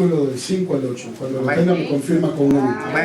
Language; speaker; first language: Spanish; native; Spanish